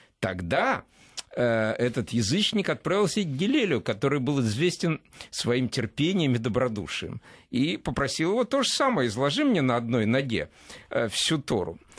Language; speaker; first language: Russian; native; Russian